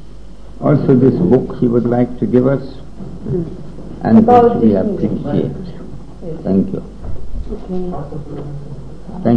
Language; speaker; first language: English; non-native, fluent; Russian